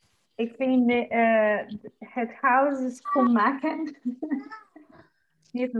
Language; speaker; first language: Dutch; non-native, learner; Spanish